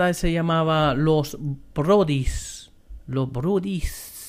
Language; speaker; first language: Spanish; non-native, fluent; German